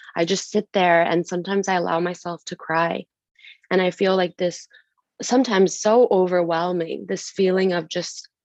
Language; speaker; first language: English; native; English